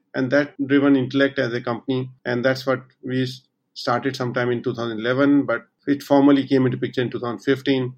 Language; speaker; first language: English; non-native, local second language; Hindi